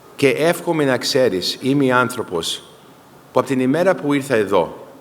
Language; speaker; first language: Greek; early bilingual, heritage; Greek